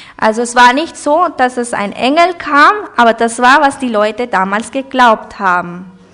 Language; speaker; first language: German; early bilingual, heritage; German